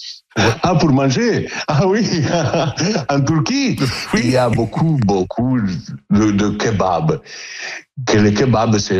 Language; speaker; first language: French; non-native, learner; Italian